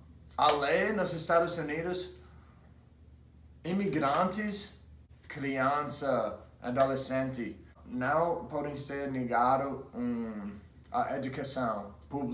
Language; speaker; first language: Portuguese; non-native, fluent; English